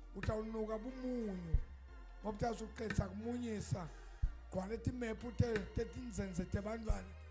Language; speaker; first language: Zulu; non-native, local second language; Swati